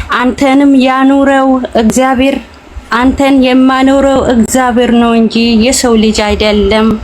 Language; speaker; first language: Amharic; non-native, local second language; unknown